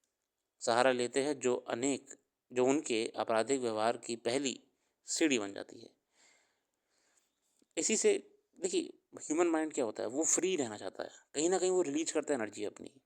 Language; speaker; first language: Hindi; native; Hindi